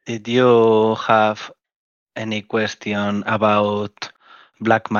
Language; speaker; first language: English; non-native, learner; Spanish